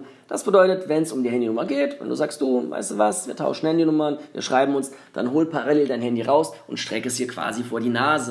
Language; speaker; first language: German; native; German